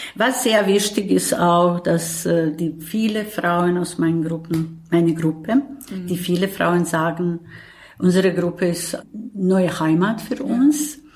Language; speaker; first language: German; non-native, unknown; Bosnian